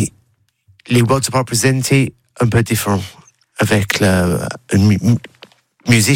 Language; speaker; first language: French; non-native, learner; English